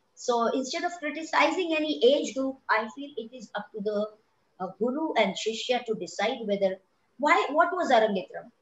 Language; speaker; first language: English; non-native, local second language; Kachhi